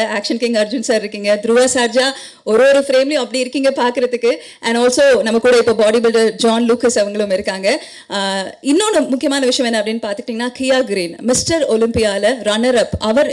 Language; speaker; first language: Tamil; native; Tamil